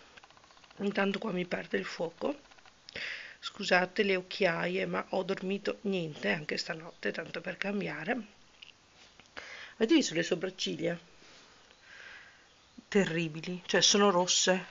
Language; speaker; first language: Italian; native; Italian